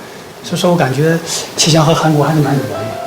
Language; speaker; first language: Chinese; native; Chinese